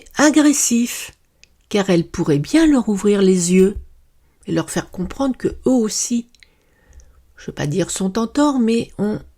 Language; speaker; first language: French; native; French